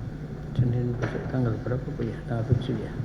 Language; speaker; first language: Indonesian; native; Indonesian